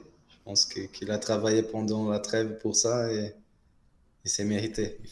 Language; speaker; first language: French; non-native, fluent; Portuguese